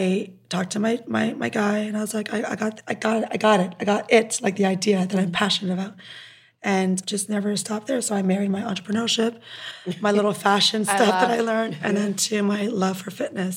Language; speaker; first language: English; native; English